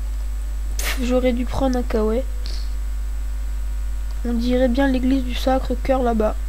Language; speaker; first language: French; native; French